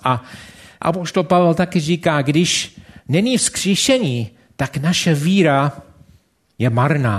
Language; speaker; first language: Czech; non-native, fluent; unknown